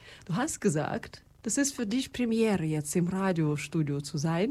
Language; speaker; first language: German; non-native, fluent; Russian